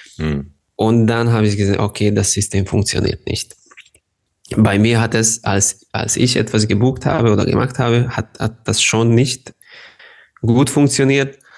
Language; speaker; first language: German; non-native, fluent; Hungarian